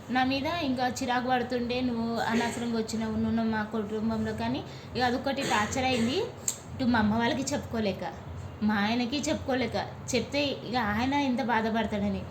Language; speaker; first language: Telugu; native; Telugu